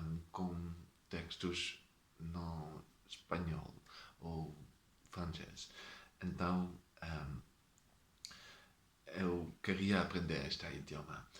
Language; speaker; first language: Portuguese; non-native, learner; Dutch